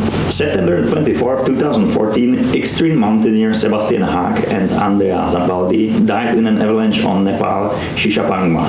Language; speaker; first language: English; non-native, fluent; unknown